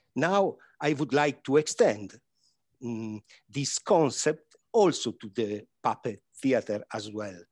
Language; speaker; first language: English; non-native, learner; Italian